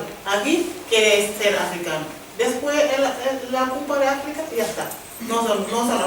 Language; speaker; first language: Spanish; non-native, learner; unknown